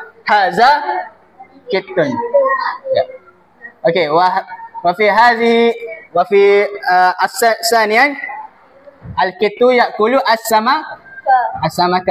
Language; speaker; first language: Arabic; non-native, learner; Malay